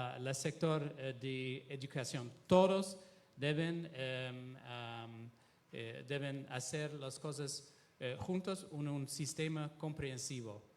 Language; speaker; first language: Spanish; non-native, fluent; Italian